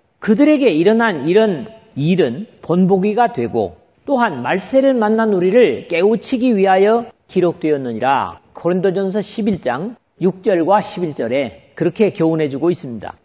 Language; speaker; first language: Korean; native; Korean